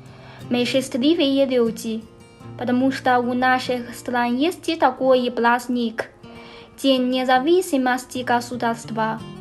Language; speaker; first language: Russian; non-native, learner; Chinese